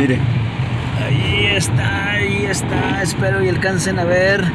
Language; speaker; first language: Spanish; native; Spanish